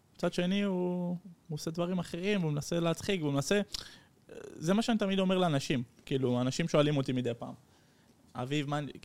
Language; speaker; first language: Hebrew; early bilingual, heritage; Hebrew